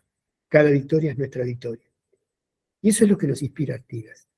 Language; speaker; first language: Spanish; native; Spanish